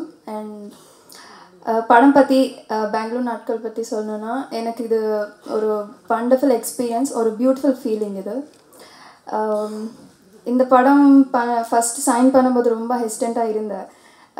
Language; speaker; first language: Tamil; non-native, fluent; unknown